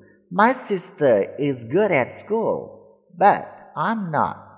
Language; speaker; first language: English; non-native, fluent; Vietnamese